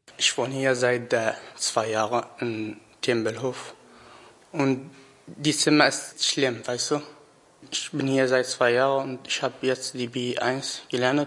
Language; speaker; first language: German; non-native, learner; Arabic